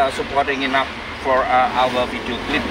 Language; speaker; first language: English; non-native, learner; Indonesian